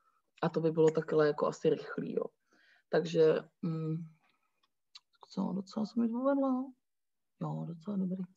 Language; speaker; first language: Czech; native; Czech